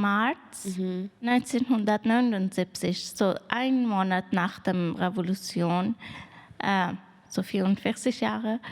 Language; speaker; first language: German; non-native, fluent; Persian